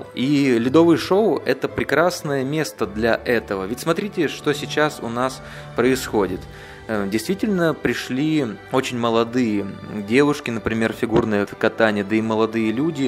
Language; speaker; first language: Russian; native; Russian